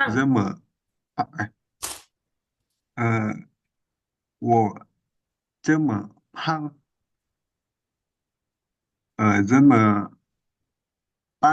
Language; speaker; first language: Chinese; non-native, learner; Indonesian